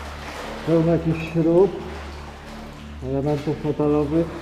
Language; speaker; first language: Polish; native; Polish